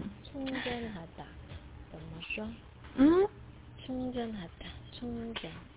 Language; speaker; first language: Chinese; non-native, learner; Korean